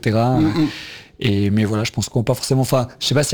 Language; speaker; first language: French; native; French